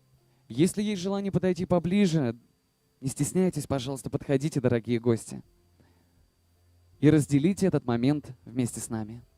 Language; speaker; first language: Russian; native; Russian